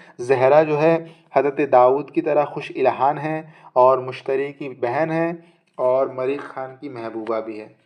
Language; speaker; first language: Urdu; native; Urdu